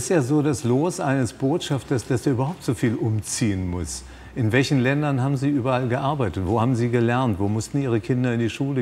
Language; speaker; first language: German; native; German